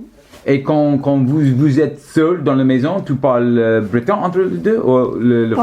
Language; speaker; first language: French; non-native, learner; English